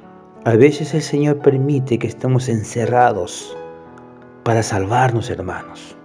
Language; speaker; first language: Spanish; native; Spanish